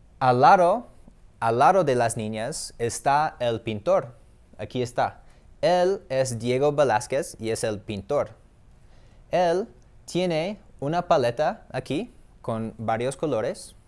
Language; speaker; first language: Spanish; non-native, fluent; English